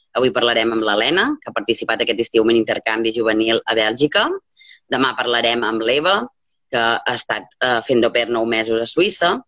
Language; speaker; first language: Catalan; native; Catalan